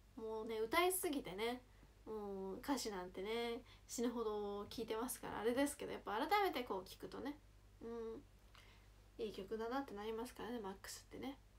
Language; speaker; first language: Japanese; native; Japanese